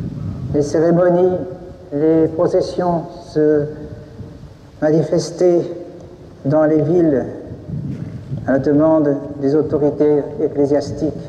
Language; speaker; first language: French; native; French